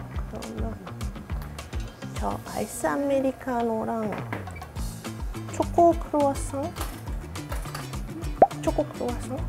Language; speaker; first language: Korean; non-native, fluent; Japanese